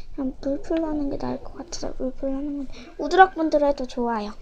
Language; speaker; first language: Korean; native; Korean